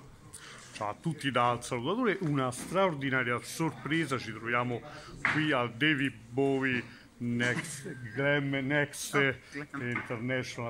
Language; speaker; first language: Italian; native; Italian